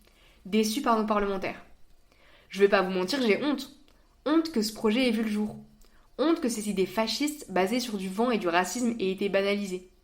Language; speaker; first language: French; native; French